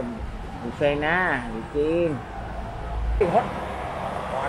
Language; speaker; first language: English; non-native, learner; Thai